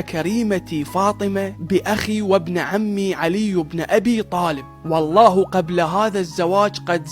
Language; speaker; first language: Arabic; native; Arabic